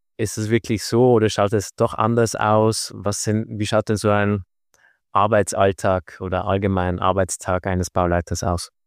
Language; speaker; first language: German; native; German